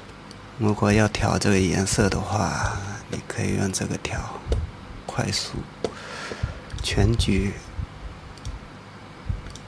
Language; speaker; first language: Chinese; native; Chinese